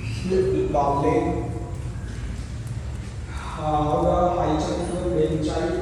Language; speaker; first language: Vietnamese; non-native, learner; Hindi